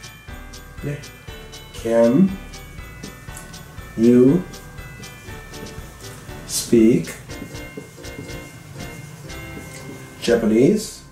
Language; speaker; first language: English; non-native, fluent; Japanese